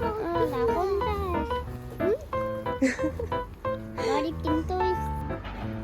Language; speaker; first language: Korean; early bilingual, heritage; Korean